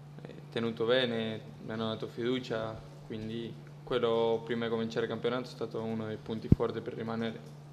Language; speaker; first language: Italian; non-native, fluent; Spanish